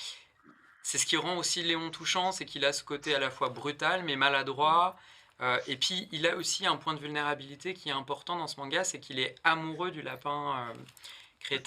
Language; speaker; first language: French; native; French